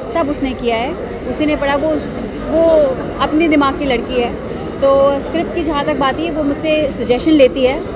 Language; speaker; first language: Hindi; native; Hindi